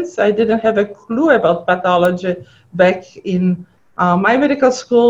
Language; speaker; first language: English; non-native, fluent; Polish